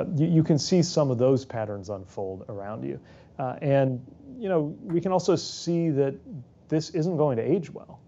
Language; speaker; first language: English; native; English